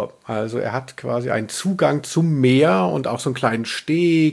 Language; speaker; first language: German; native; German